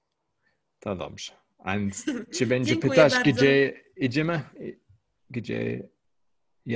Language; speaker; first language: Polish; non-native, learner; English